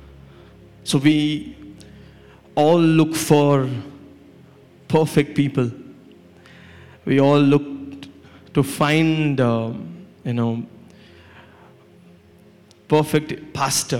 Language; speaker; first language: English; non-native, local second language; Malayalam